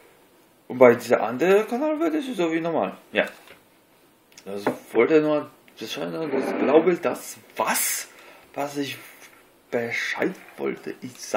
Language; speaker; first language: German; non-native, learner; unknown